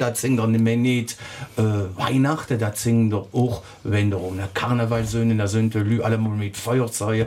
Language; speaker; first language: German; native; German